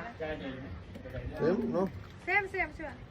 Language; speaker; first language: English; non-native, learner; Thai